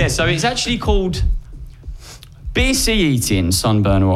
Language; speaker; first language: English; native; English